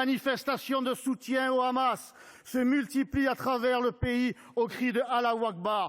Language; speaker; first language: French; native; French